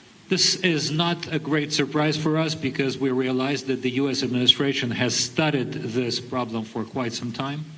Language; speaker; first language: English; non-native, fluent; Ukrainian